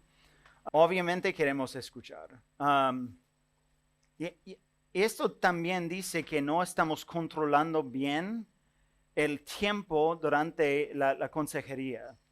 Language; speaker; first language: Spanish; non-native, fluent; English